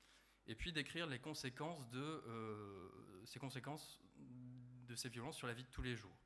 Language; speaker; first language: French; native; French